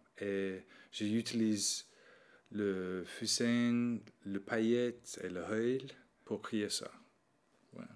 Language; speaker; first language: French; non-native, learner; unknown